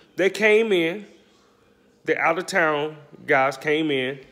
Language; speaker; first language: English; native; English